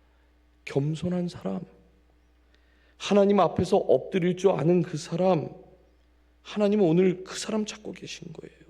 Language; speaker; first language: Korean; native; Korean